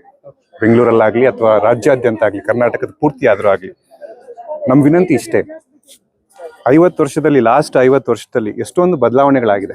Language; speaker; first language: Kannada; native; Kannada